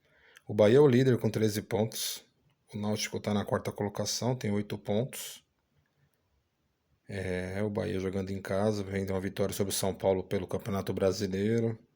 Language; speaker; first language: Portuguese; native; Portuguese